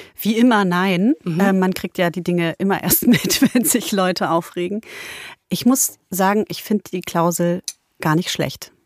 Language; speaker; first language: German; early bilingual, other home language; Polish